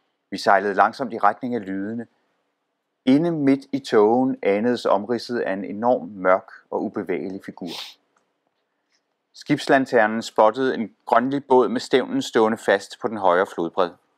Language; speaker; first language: Danish; native; Danish